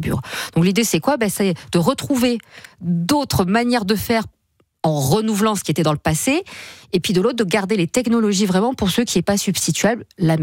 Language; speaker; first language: French; native; French